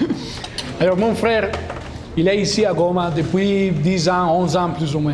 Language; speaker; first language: French; non-native, fluent; Italian